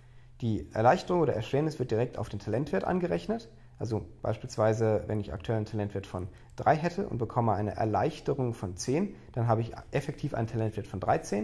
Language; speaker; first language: German; native; German